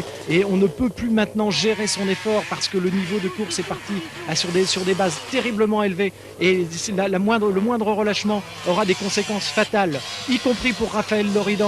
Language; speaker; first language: French; native; French